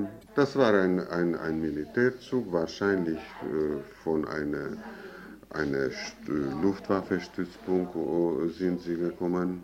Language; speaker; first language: German; non-native, fluent; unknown